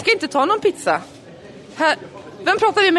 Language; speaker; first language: Swedish; native; Swedish